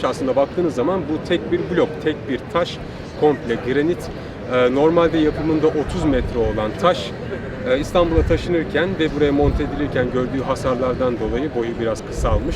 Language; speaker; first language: Turkish; native; Turkish